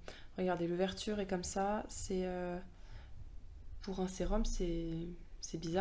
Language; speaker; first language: French; native; French